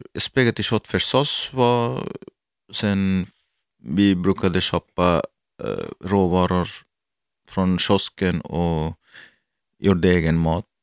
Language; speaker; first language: Swedish; non-native, learner; Arabic